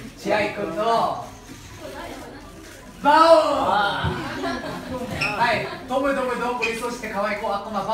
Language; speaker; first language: Japanese; non-native, learner; Korean